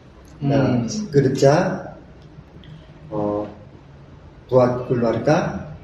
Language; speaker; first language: Indonesian; non-native, learner; Korean